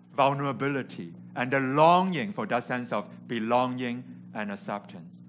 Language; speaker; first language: English; non-native, local second language; Cantonese